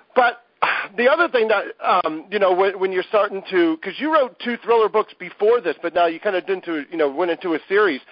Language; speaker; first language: English; native; English